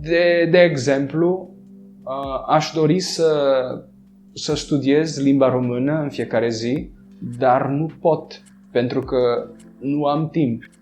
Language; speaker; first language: Romanian; non-native, learner; Portuguese